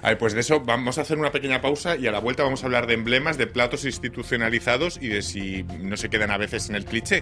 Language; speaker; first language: Spanish; native; Spanish